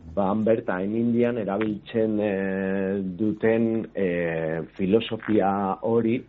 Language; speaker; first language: Basque; non-native, local second language; Spanish